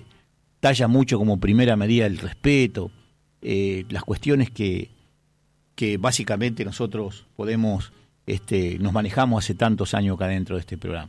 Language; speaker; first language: Spanish; native; Spanish